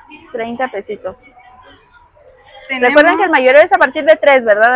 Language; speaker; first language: Spanish; native; Spanish